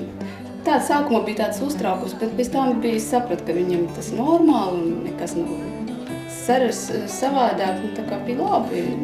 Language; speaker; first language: Latvian; non-native, learner; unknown